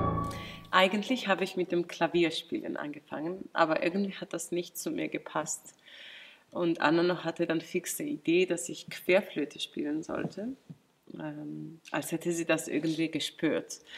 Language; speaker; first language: German; non-native, fluent; Georgian